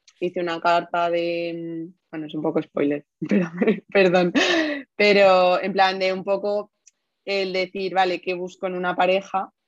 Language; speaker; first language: Spanish; native; Spanish